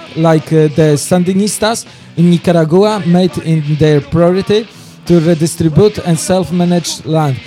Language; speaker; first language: English; non-native, fluent; Polish